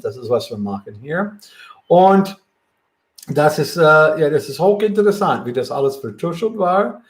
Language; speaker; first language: German; non-native, fluent; English